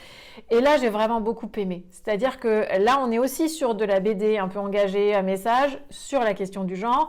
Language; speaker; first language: French; native; French